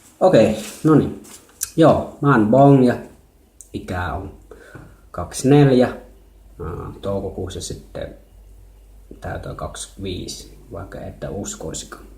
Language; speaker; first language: Finnish; non-native, fluent; Jarai